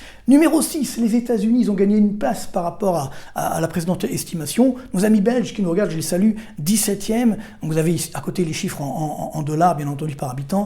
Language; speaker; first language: French; native; French